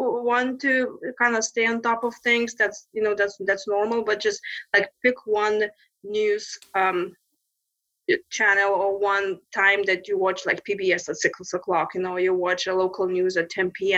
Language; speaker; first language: English; non-native, fluent; Lithuanian